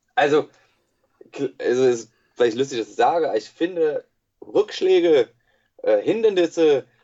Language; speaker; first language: German; non-native, fluent; English